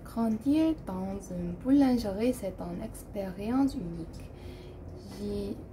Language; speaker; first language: French; non-native, learner; English